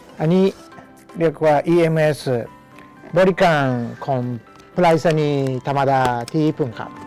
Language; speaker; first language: Thai; non-native, fluent; Japanese